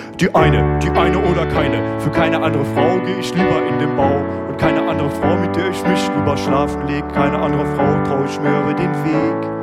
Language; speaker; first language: German; native; German